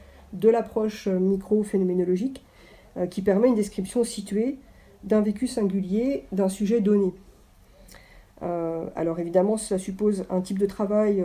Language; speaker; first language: French; native; French